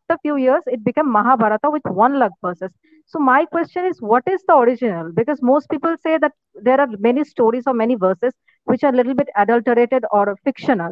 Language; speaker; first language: English; non-native, local second language; Bangla